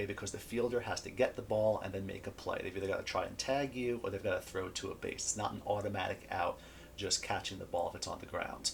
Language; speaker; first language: English; native; English